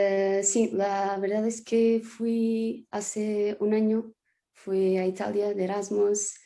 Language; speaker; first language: Spanish; non-native, fluent; Portuguese